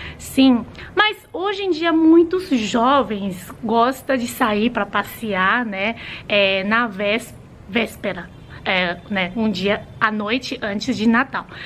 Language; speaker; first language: Portuguese; non-native, fluent; Chinese